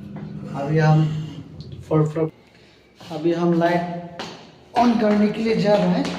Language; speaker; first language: Hindi; non-native, local second language; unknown